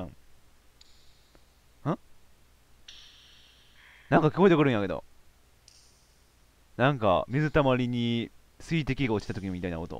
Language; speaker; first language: Japanese; native; Japanese